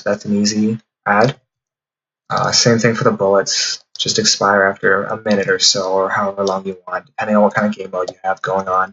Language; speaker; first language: English; native; English